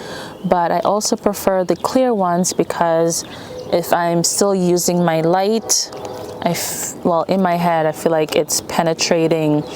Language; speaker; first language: English; native; English